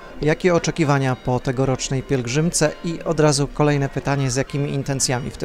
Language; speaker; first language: Polish; native; Polish